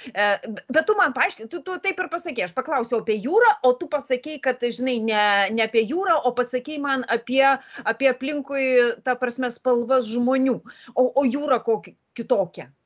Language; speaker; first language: Lithuanian; native; Lithuanian